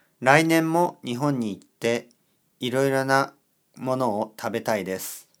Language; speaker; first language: Japanese; non-native, learner; Swedish